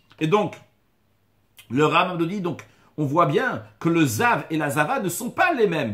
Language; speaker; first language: French; native; French